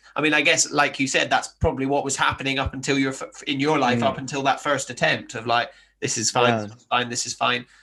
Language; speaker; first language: English; native; English